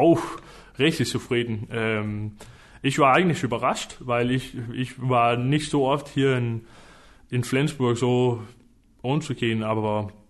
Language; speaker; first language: German; non-native, fluent; Danish